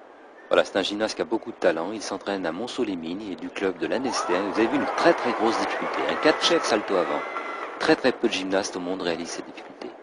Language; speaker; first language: French; native; French